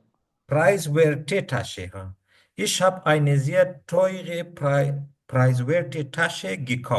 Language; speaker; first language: German; non-native, fluent; Urdu